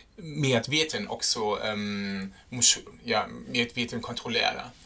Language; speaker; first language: Swedish; non-native, fluent; German